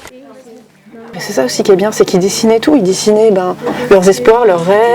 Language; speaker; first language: French; native; French